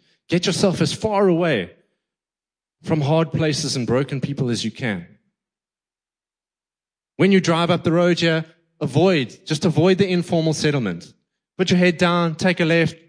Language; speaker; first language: English; native; English